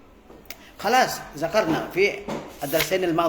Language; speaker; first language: Arabic; non-native, fluent; Indonesian